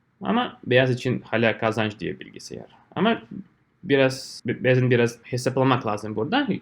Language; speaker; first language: Turkish; non-native, fluent; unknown